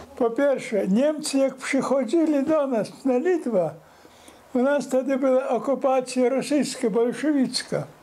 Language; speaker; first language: Polish; native; Polish